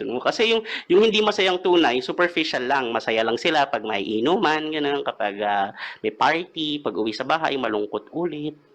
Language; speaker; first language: Filipino; native; Filipino